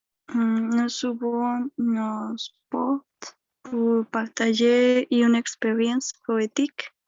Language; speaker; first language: French; non-native, learner; Spanish